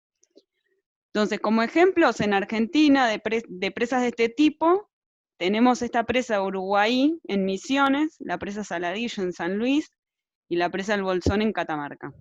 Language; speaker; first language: Spanish; native; Spanish